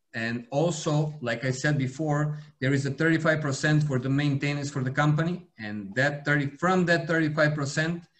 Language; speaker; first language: English; non-native, fluent; Serbian